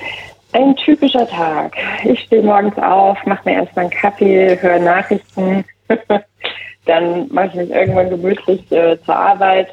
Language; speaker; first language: German; native; German